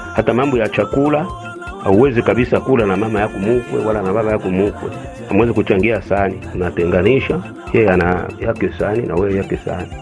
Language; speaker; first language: Swahili; non-native, local second language; Bembe